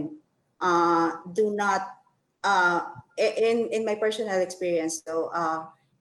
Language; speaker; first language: English; non-native, local second language; Filipino